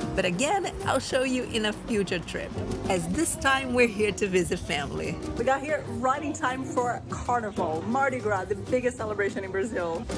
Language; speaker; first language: English; non-native, fluent; Portuguese